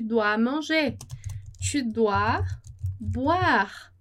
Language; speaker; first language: French; non-native, fluent; Portuguese